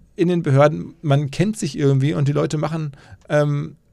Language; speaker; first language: German; native; German